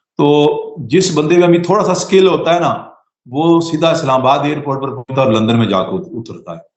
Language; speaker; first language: Urdu; non-native, local second language; Pahari-Potwari